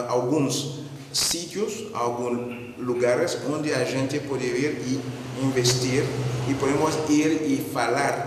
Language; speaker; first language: Portuguese; non-native, fluent; Spanish